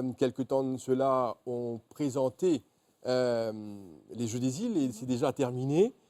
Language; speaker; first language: French; non-native, local second language; Morisyen